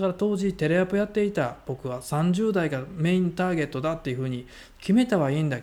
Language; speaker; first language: Japanese; native; Japanese